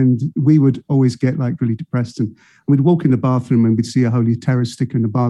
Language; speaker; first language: English; native; English